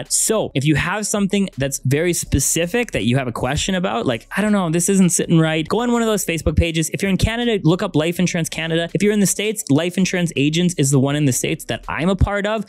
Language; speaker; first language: English; native; English